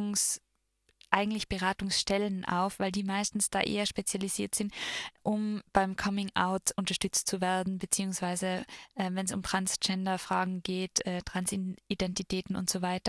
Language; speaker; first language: German; native; German